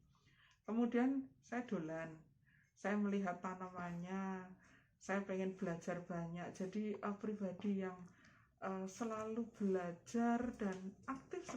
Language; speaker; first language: Indonesian; non-native, local second language; Javanese